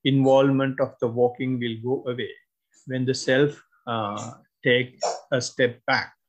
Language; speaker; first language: English; non-native, local second language; Sinhala